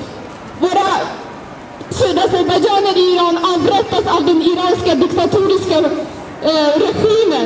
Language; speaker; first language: Swedish; non-native, fluent; Azerbaijani